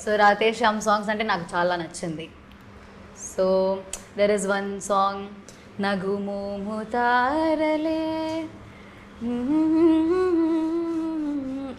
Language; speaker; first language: Telugu; non-native, learner; Malayalam